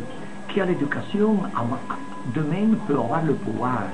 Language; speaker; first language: French; non-native, fluent; Italian